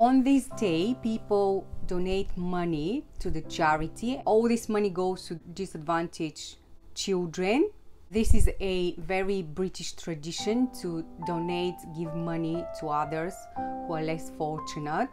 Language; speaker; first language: English; non-native, fluent; Bulgarian